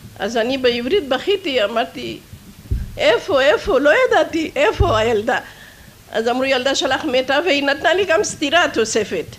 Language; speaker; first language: Hebrew; non-native, fluent; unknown